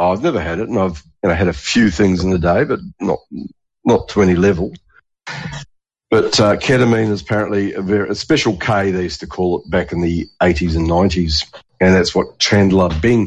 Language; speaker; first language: English; native; English